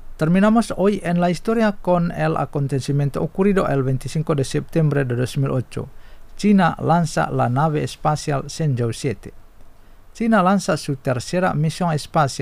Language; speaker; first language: Spanish; non-native, fluent; Indonesian